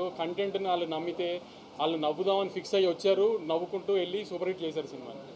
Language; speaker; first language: Telugu; native; Telugu